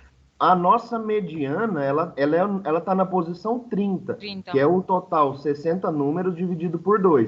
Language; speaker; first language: Portuguese; native; Portuguese